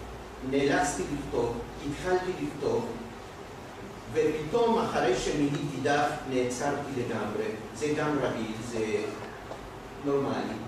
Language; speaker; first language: Hebrew; non-native, fluent; Spanish